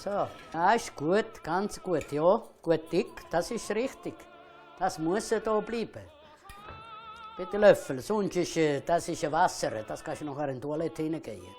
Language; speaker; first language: German; non-native, fluent; Italian